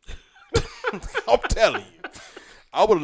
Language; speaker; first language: English; native; English